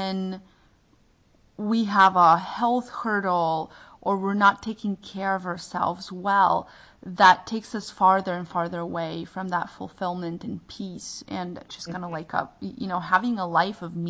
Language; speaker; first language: English; non-native, fluent; Bulgarian